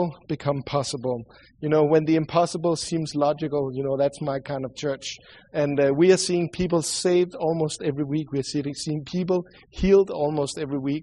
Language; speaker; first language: English; non-native, fluent; Swedish